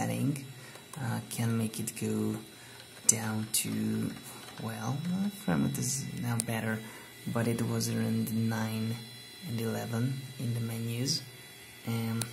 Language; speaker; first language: English; non-native, fluent; Hungarian